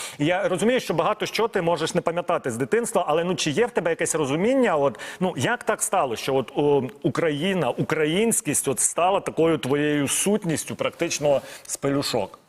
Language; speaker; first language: Ukrainian; native; Ukrainian